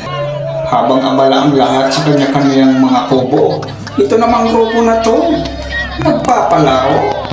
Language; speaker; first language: Filipino; native; Filipino